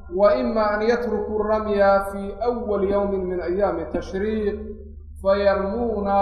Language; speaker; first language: Arabic; non-native, local second language; Somali